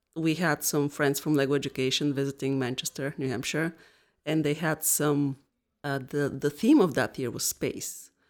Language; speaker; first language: English; non-native, fluent; Bulgarian